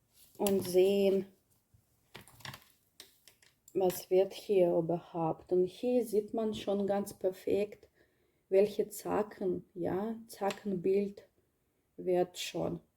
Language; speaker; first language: German; non-native, learner; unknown